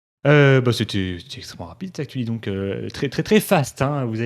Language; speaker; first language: French; native; French